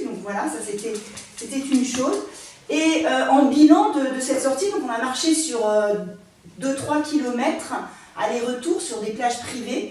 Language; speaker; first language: French; native; French